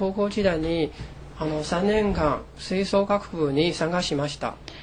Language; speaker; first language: Japanese; non-native, fluent; Chinese